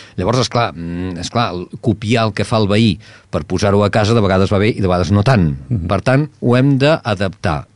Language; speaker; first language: Catalan; native; Catalan